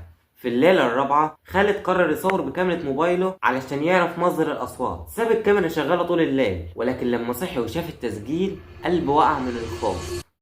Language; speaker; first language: Arabic; native; Arabic